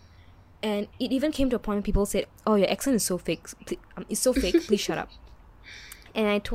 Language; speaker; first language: English; native; English